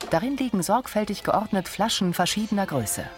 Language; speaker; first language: German; native; German